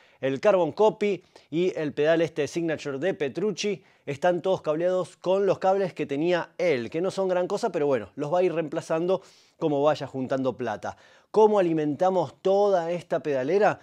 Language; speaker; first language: Spanish; native; Spanish